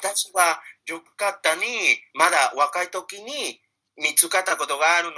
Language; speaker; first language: Japanese; non-native, learner; Spanish